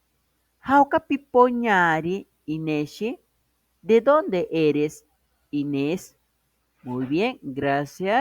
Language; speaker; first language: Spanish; non-native, local second language; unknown